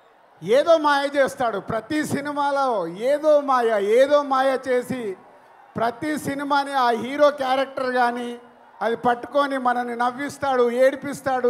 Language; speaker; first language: Telugu; native; Telugu